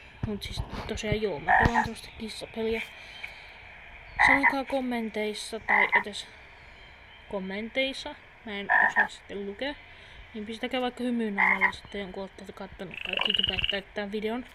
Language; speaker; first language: Finnish; native; Finnish